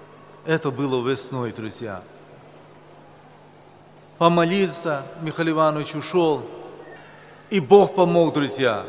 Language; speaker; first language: Russian; non-native, local second language; Romany